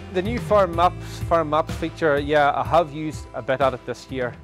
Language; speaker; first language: English; native; English